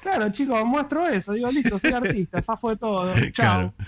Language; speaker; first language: Spanish; native; Spanish